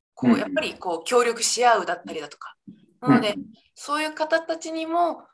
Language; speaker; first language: Japanese; native; Japanese